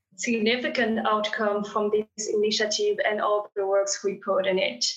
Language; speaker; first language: English; non-native, fluent; French